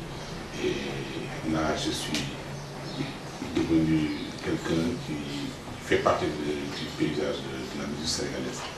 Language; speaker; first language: French; non-native, local second language; Wolof